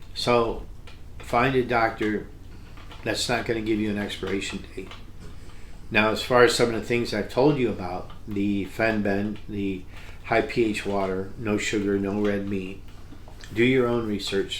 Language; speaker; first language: English; native; English